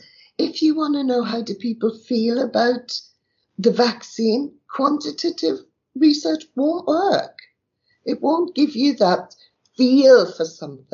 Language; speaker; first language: English; native; English